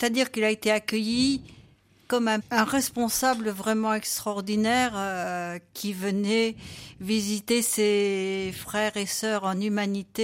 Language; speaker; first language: French; native; French